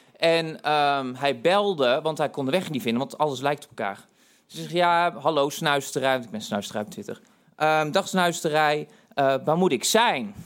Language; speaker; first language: Dutch; native; Dutch